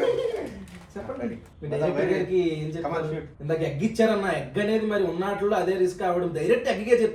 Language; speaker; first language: Telugu; native; Telugu